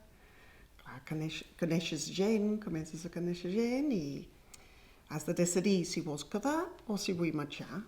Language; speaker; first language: Catalan; non-native, fluent; English